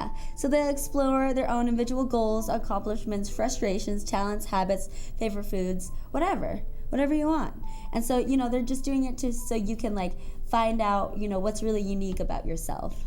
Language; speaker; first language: English; native; English